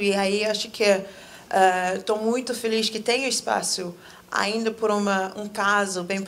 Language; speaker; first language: Portuguese; non-native, fluent; English